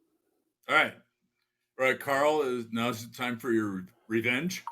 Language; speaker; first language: English; native; English